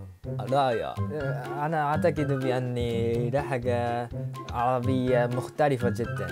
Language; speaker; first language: Arabic; non-native, learner; Japanese